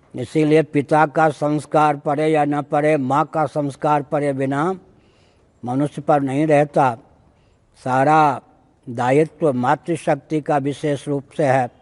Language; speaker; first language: Hindi; non-native, local second language; Maithili